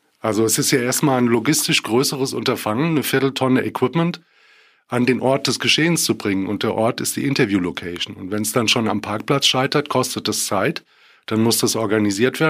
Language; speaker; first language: German; native; German